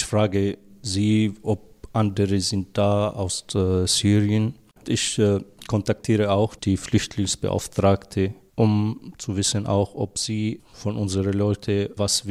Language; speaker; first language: German; non-native, fluent; Arabic